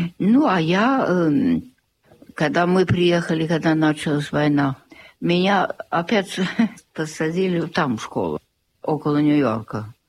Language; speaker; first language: Russian; early bilingual, heritage; Russian